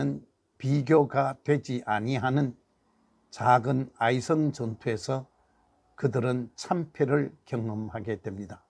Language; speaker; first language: Korean; native; Korean